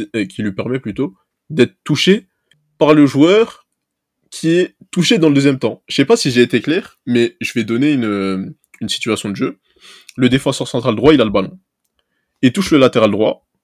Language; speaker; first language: French; native; French